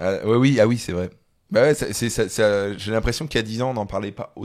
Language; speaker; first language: French; native; French